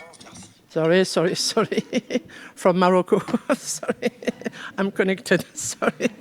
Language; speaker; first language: English; non-native, learner; French